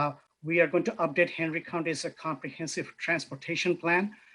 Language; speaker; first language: English; native; English